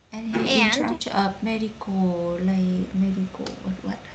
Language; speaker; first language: English; non-native, learner; Vietnamese